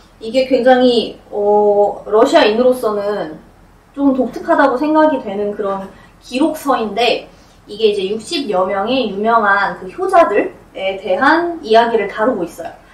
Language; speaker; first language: Korean; non-native, fluent; Russian